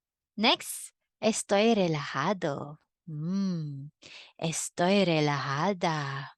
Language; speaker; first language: Spanish; non-native, fluent; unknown